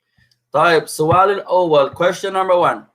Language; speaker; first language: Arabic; non-native, fluent; English